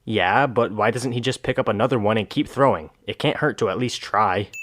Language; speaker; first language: English; native; English